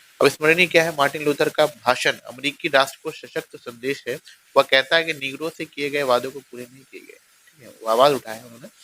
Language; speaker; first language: Hindi; native; Hindi